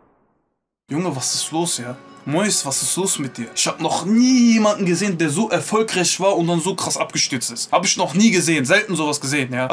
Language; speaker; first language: German; native; German